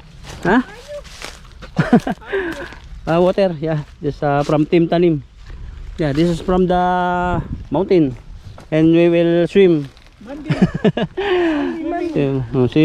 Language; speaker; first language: English; non-native, local second language; Filipino